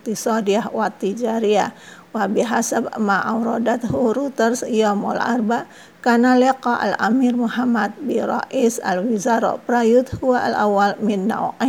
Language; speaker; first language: Arabic; non-native, fluent; Indonesian